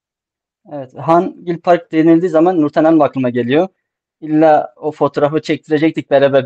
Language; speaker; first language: Turkish; native; Turkish